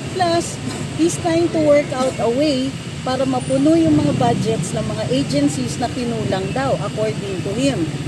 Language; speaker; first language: Filipino; native; Filipino